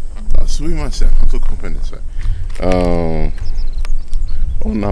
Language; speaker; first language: Japanese; non-native, learner; English